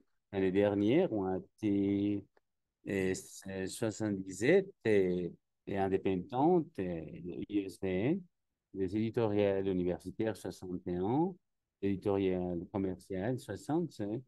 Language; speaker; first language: French; non-native, learner; Spanish